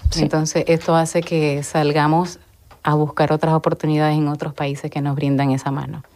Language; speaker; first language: Spanish; native; Spanish